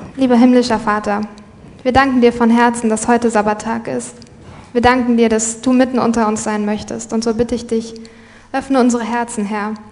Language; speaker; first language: German; native; German